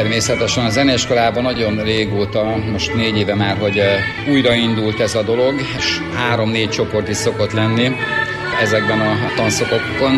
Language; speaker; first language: Hungarian; native; Hungarian